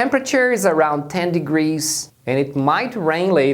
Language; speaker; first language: English; non-native, fluent; Portuguese